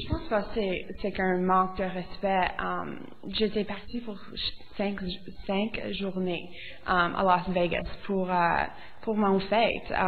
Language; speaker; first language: French; non-native, local second language; English